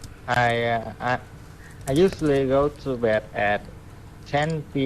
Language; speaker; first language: English; non-native, learner; Vietnamese